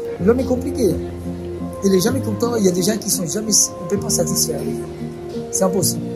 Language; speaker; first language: French; non-native, fluent; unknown